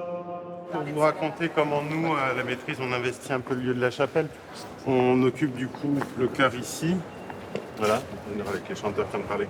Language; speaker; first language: French; native; French